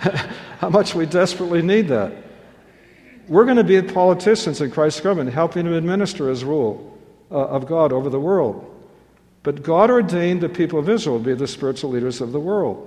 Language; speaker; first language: English; native; English